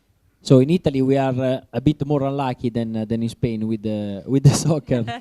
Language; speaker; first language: English; non-native, learner; Italian